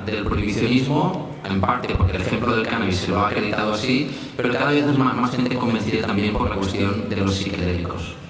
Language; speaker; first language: Spanish; native; Spanish